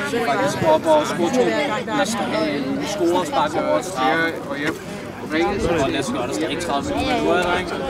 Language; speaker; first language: Danish; native; Danish